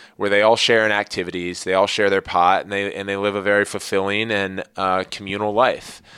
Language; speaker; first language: English; early bilingual, other home language; Arabic